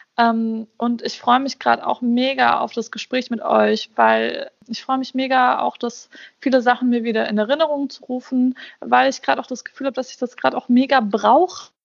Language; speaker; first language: German; early bilingual, other home language; Bosnian